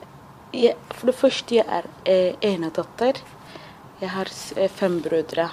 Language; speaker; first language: Norwegian; non-native, fluent; Somali